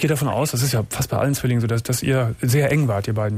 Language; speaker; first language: German; native; German